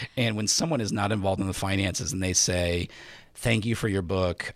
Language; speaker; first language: English; native; English